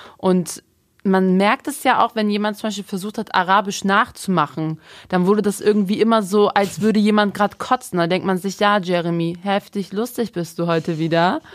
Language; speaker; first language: German; native; German